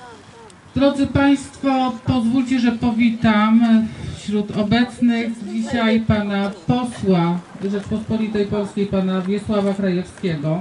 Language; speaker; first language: Polish; native; Polish